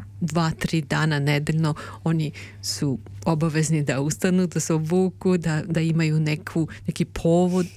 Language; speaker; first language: Serbian; native; Serbian